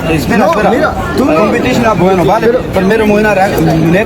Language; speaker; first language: Spanish; non-native, learner; Punjabi